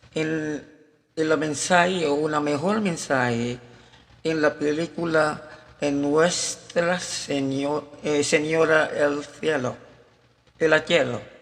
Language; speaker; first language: Spanish; non-native, learner; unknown